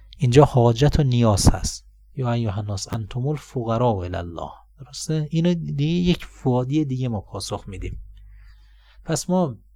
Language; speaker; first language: Persian; native; Persian